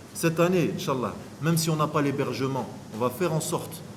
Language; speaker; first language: French; non-native, local second language; Arabic